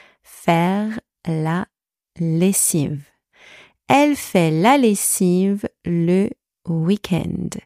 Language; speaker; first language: French; native; French